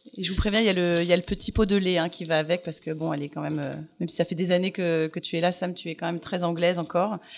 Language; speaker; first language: French; native; French